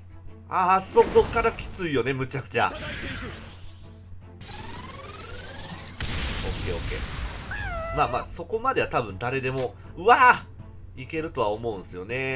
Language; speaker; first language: Japanese; native; Japanese